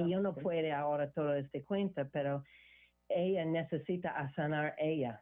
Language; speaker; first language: Spanish; non-native, learner; English